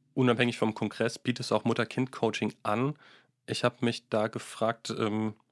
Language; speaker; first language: German; native; German